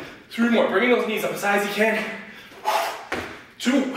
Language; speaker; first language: English; native; English